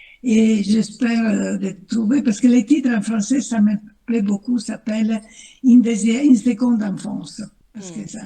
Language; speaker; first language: French; non-native, fluent; Italian